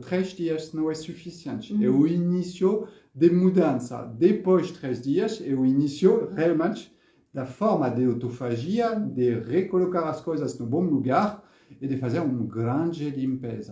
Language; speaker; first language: Portuguese; non-native, fluent; French